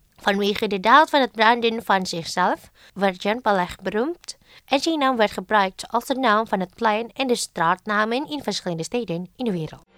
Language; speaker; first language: Dutch; non-native, fluent; Indonesian